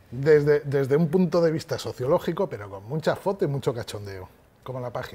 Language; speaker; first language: Spanish; native; Spanish